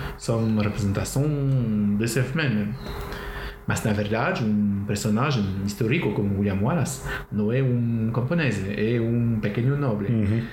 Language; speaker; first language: Portuguese; non-native, learner; French